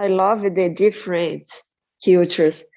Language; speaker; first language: English; non-native, learner; Portuguese